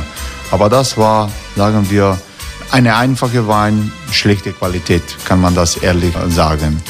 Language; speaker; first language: German; non-native, learner; Croatian